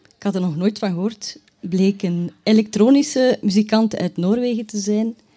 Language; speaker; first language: Dutch; native; Dutch